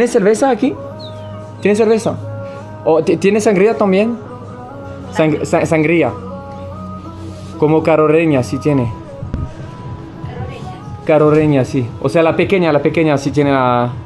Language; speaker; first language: Spanish; non-native, learner; French